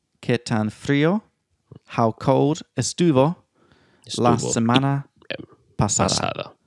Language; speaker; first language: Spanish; non-native, learner; English